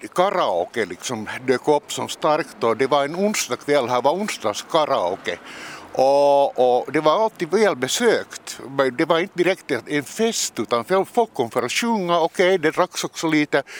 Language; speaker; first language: Swedish; native; Swedish